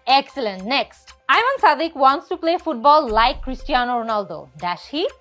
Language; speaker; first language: English; non-native, local second language; Bangla